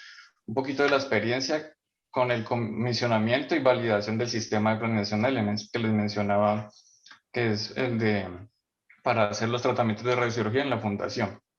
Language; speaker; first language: Spanish; native; Spanish